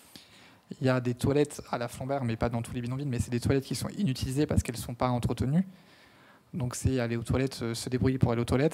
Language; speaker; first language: French; native; French